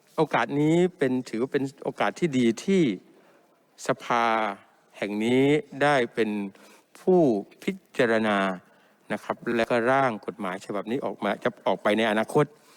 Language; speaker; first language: Thai; non-native, local second language; Pattani Malay